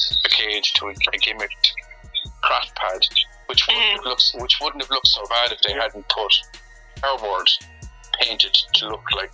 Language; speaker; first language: English; native; English